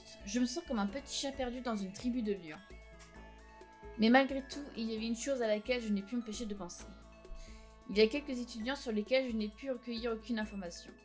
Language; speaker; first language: French; native; French